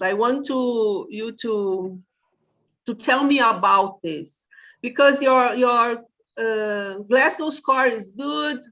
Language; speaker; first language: English; non-native, fluent; Portuguese